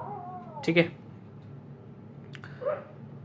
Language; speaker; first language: Hindi; native; Hindi